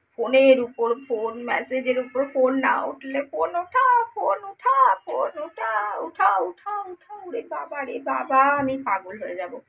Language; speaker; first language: Bangla; native; Bangla